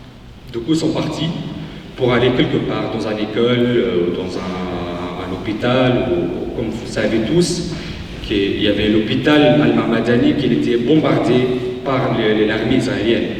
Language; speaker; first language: French; non-native, fluent; Arabic